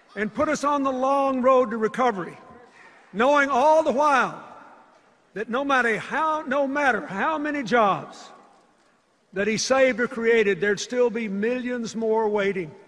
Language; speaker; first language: English; native; English